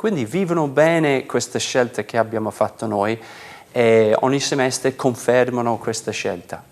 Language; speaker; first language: Italian; non-native, fluent; English